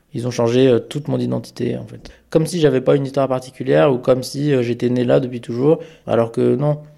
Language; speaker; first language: French; early bilingual, other home language; Amharic